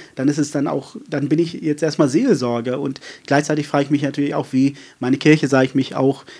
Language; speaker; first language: German; non-native, fluent; Afrikaans